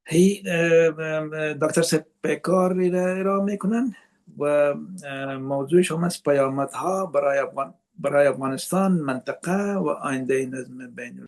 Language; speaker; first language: Persian; native; Persian